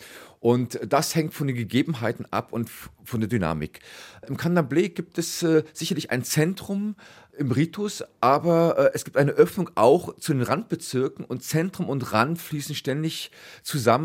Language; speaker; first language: German; native; German